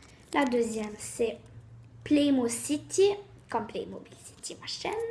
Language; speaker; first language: French; native; French